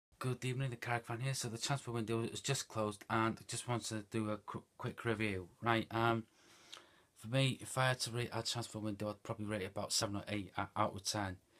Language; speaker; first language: English; native; English